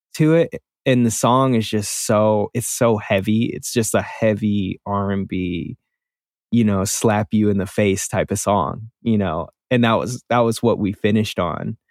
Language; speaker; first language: English; native; English